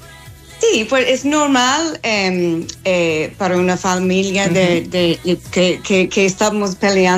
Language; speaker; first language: Spanish; non-native, fluent; English